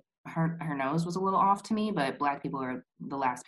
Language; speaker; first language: English; native; English